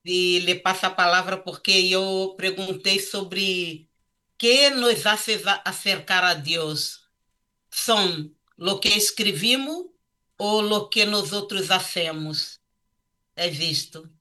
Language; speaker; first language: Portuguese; non-native, learner; Spanish